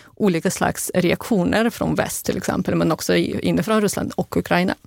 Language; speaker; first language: Swedish; non-native, fluent; Russian